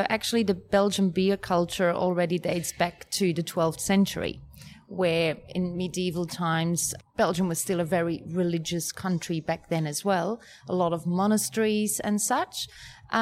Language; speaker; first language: English; non-native, fluent; Dutch